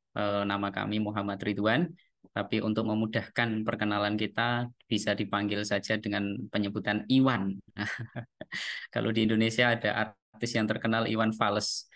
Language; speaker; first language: Indonesian; non-native, local second language; Javanese